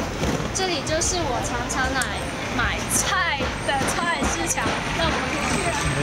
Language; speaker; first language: Chinese; non-native, local second language; Cantonese